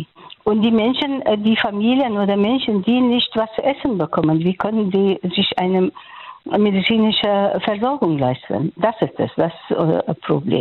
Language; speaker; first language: German; non-native, fluent; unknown